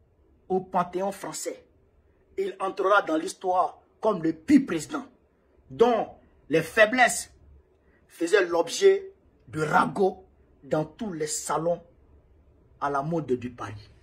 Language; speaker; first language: French; non-native, local second language; Bambara